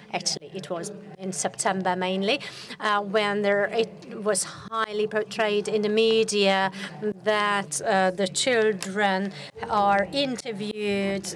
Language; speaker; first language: English; non-native, fluent; Hungarian